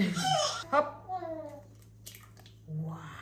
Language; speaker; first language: Russian; non-native, local second language; Kazakh